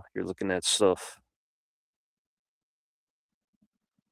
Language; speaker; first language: English; native; English